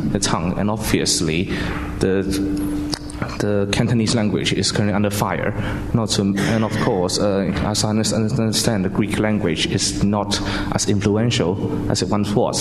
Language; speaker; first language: English; non-native, local second language; Cantonese